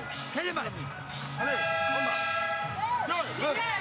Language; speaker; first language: French; non-native, learner; Spanish